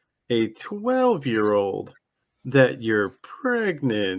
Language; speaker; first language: English; native; English